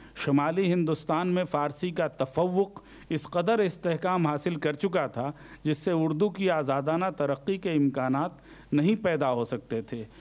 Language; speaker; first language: Urdu; native; Urdu